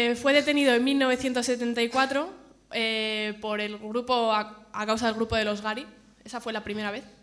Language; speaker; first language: Spanish; native; Spanish